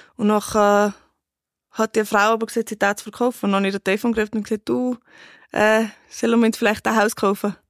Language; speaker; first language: German; native; German